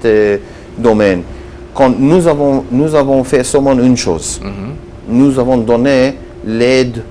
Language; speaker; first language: French; non-native, learner; Hebrew